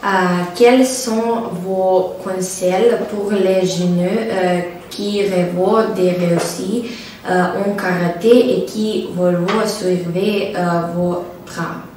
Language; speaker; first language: French; non-native, learner; Serbian